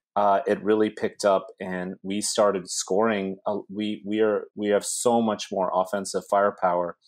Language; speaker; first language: English; native; English